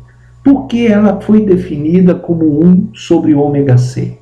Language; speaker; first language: Portuguese; native; Portuguese